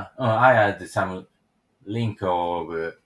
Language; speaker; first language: English; non-native, learner; Japanese